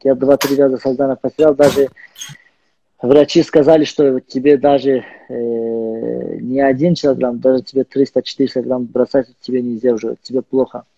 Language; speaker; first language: Russian; non-native, learner; Azerbaijani